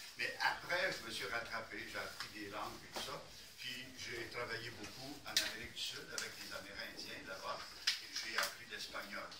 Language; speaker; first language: French; native; French